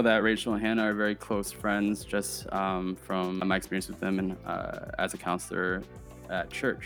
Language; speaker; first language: English; early bilingual, other home language; Chinese